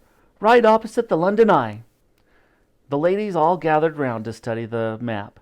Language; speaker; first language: English; native; English